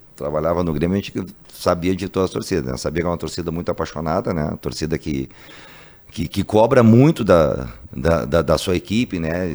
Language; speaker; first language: Portuguese; native; Portuguese